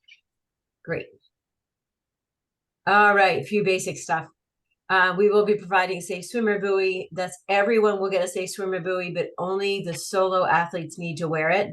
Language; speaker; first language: English; native; English